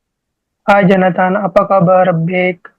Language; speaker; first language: Indonesian; non-native, learner; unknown